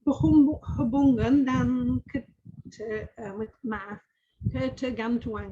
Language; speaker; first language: Indonesian; non-native, fluent; English